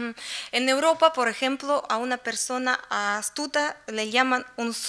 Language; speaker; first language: Spanish; non-native, learner; Russian